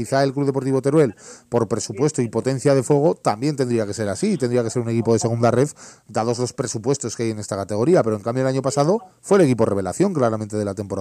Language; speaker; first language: Spanish; native; Spanish